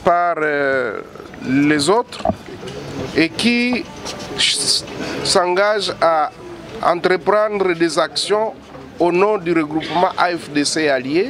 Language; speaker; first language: French; non-native, local second language; Lingala